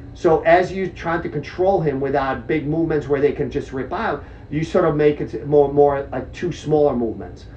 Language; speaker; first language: English; early bilingual, other home language; Czech